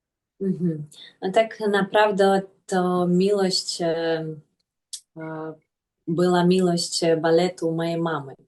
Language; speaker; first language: Polish; non-native, fluent; Russian